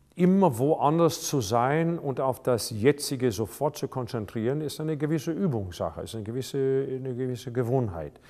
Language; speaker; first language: German; non-native, fluent; English